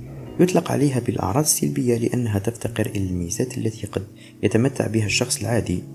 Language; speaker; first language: Arabic; native; Arabic